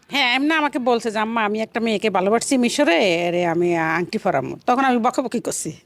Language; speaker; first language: Bangla; native; Bangla